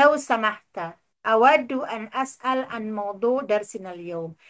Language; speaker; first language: Arabic; non-native, fluent; Indonesian